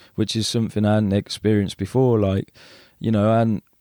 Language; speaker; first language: English; native; English